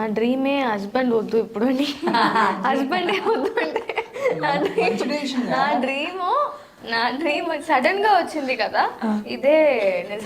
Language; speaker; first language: Telugu; non-native, learner; Tamil